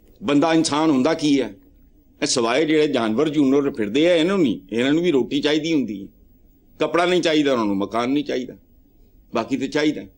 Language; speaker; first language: Urdu; non-native, local second language; Punjabi